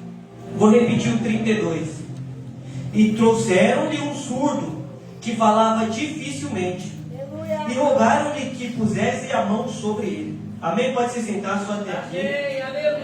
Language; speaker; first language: Portuguese; native; Portuguese